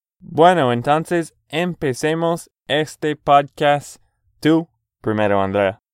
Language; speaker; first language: Spanish; non-native, fluent; English